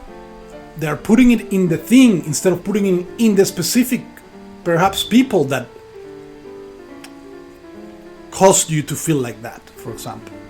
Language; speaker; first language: English; non-native, fluent; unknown